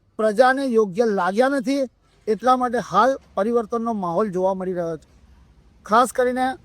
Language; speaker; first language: Gujarati; native; Gujarati